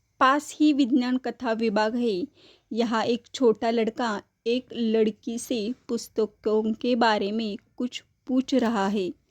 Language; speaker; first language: Hindi; non-native, local second language; Marathi